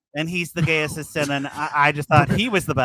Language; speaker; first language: English; native; English